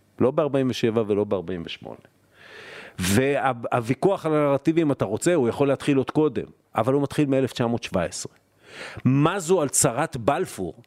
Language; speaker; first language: Hebrew; native; Hebrew